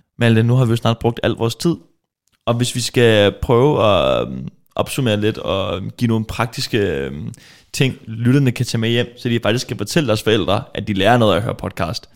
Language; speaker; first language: Danish; native; Danish